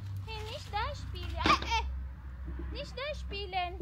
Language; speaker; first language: German; non-native, learner; Filipino